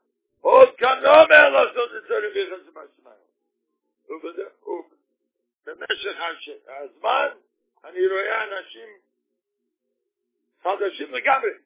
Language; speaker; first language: Hebrew; non-native, fluent; Yiddish